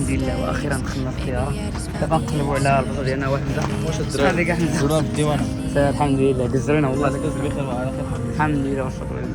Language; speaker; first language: Arabic; native; Arabic